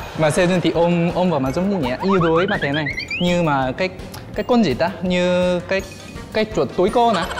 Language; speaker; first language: Vietnamese; non-native, fluent; Korean